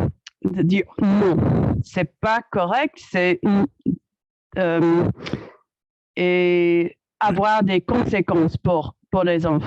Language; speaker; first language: French; non-native, learner; English